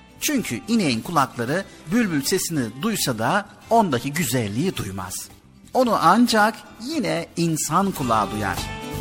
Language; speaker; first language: Turkish; native; Turkish